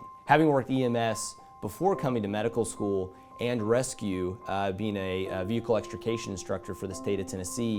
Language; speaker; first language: English; native; English